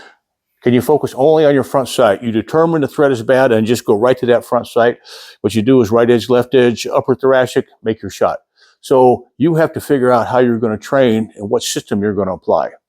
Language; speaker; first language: English; native; English